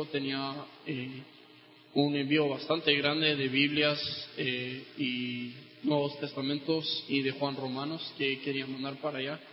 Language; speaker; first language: Spanish; non-native, local second language; English